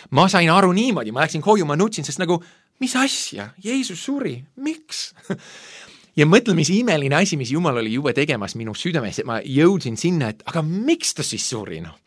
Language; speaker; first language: Estonian; non-native, fluent; English